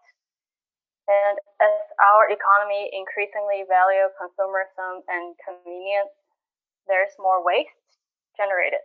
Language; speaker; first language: English; non-native, local second language; Cantonese